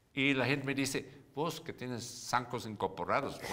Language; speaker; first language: Spanish; non-native, fluent; German